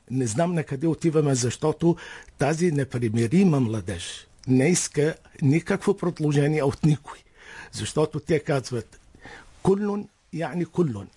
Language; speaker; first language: Bulgarian; non-native, fluent; Arabic